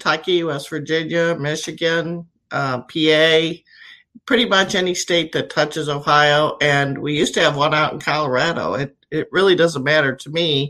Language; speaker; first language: English; native; English